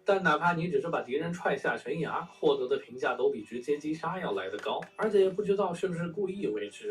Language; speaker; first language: Chinese; native; Chinese